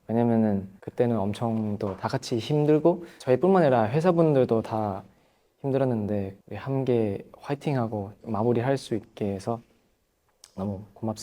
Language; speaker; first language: Korean; non-native, fluent; Thai